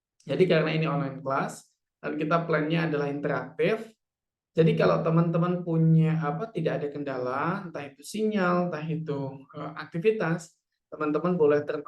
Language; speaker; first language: Indonesian; native; Indonesian